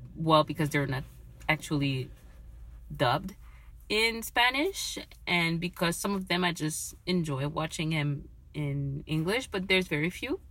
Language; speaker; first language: English; non-native, fluent; French